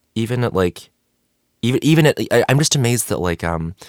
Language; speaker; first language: English; native; English